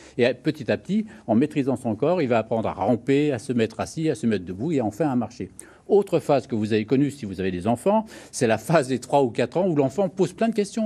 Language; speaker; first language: French; native; French